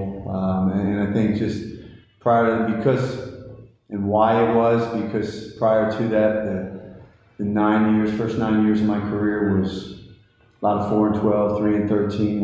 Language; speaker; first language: English; native; English